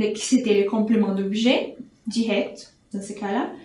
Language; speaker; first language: French; non-native, fluent; Portuguese